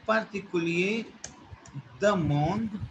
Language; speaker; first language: French; non-native, learner; Hindi